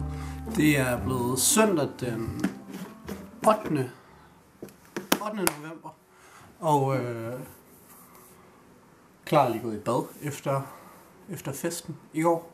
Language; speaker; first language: Danish; native; Danish